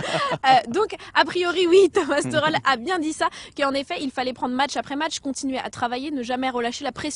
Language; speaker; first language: French; native; French